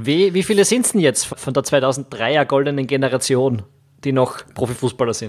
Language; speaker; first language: German; native; German